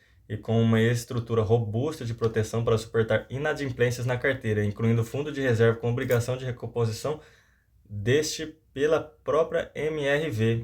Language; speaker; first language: Portuguese; native; Portuguese